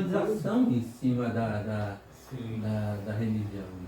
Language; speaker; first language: Portuguese; native; Portuguese